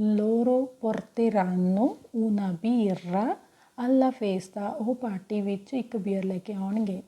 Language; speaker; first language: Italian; non-native, fluent; Punjabi